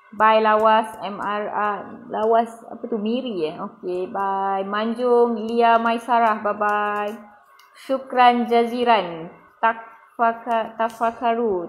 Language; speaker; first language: Malay; non-native, local second language; Tamil